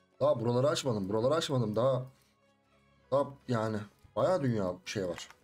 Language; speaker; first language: Turkish; native; Turkish